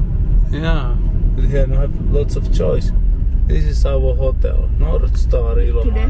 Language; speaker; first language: English; non-native, learner; Finnish